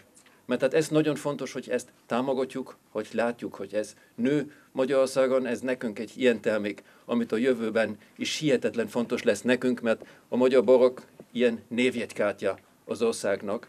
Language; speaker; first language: Hungarian; non-native, fluent; German